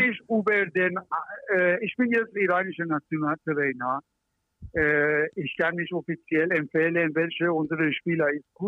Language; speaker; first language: German; non-native, learner; Persian